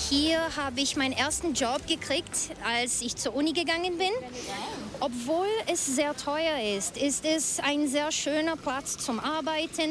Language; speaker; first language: German; non-native, fluent; Portuguese